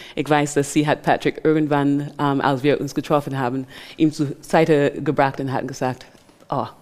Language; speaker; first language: German; non-native, fluent; English